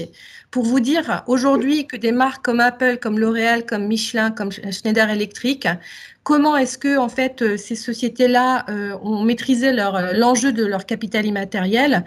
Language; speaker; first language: French; native; French